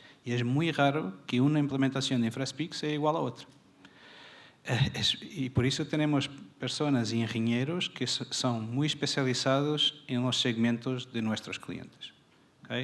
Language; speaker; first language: Spanish; non-native, fluent; Portuguese